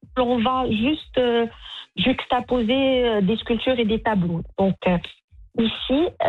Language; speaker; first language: French; non-native, local second language; Arabic